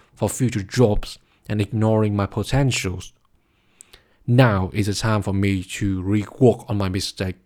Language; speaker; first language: English; non-native, fluent; Vietnamese